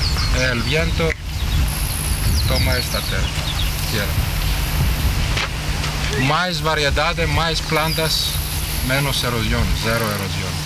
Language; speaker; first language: Spanish; non-native, fluent; Greek